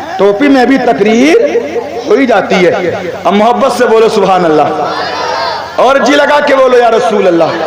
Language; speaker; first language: Urdu; native; Urdu